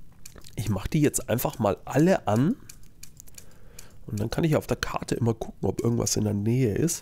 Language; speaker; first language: German; native; German